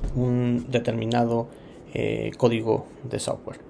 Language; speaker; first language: Spanish; native; Spanish